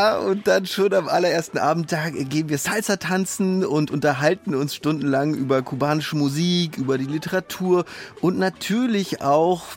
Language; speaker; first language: German; native; German